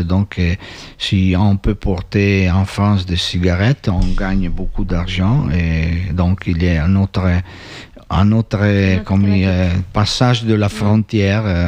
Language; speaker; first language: French; non-native, fluent; Italian